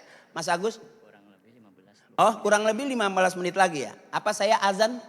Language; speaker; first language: Malay; native; Malay